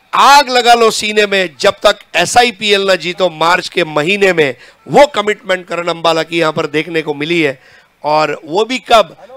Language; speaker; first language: Hindi; non-native, local second language; Marathi